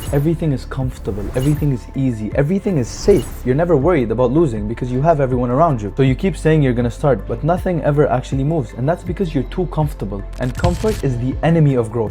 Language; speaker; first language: English; non-native, fluent; Arabic